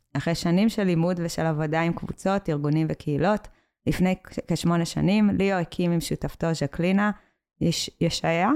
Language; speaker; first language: Hebrew; native; Hebrew